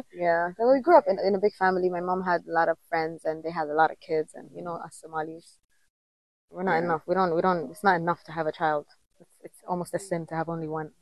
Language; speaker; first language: English; non-native, fluent; Somali